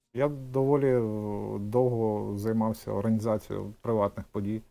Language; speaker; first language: Ukrainian; native; Ukrainian